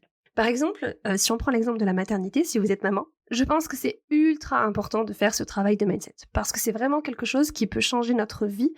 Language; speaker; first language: French; native; French